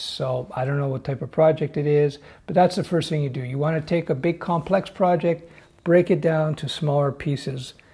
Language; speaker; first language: English; native; English